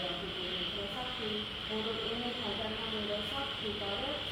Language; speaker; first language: Korean; non-native, learner; Khmer